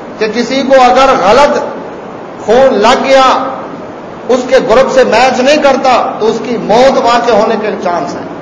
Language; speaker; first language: Urdu; non-native, local second language; Saraiki